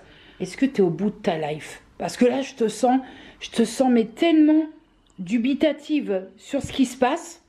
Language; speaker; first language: French; native; French